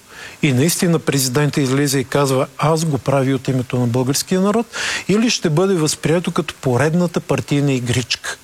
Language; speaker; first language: Bulgarian; native; Bulgarian